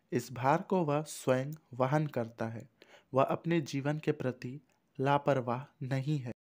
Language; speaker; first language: Hindi; native; Hindi